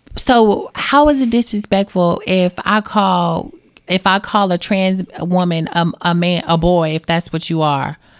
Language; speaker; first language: English; native; English